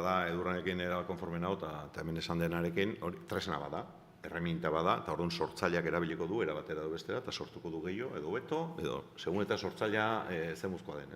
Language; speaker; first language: Basque; native; Basque